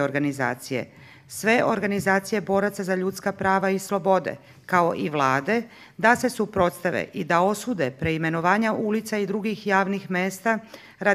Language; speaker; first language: Croatian; native; Croatian